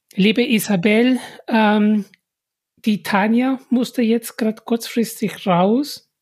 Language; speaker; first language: German; non-native, fluent; Spanish